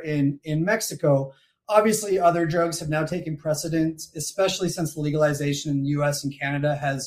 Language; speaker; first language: English; native; English